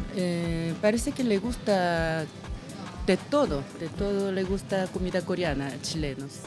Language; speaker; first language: Spanish; non-native, learner; Korean